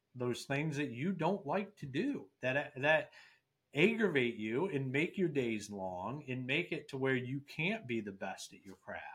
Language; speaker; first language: English; native; English